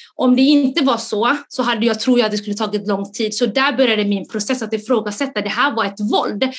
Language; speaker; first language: Swedish; early bilingual, other home language; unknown